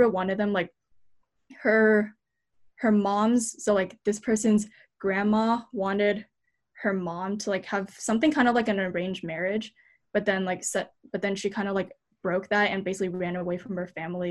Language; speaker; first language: English; native; English